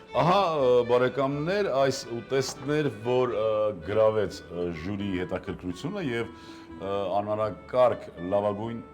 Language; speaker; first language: Armenian; native; Armenian